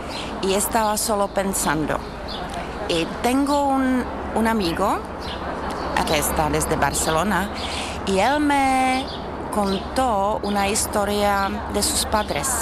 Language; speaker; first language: Spanish; non-native, learner; Czech